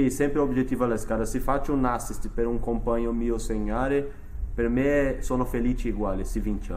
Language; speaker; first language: Italian; non-native, fluent; Portuguese